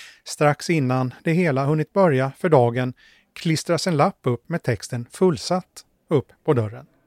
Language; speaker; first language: Swedish; native; Swedish